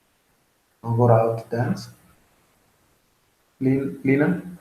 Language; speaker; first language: English; non-native, learner; Spanish